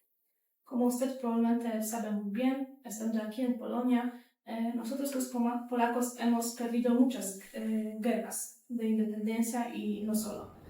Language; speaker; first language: Spanish; non-native, fluent; Polish